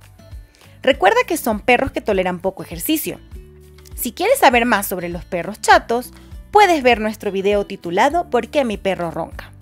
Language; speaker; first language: Spanish; native; Spanish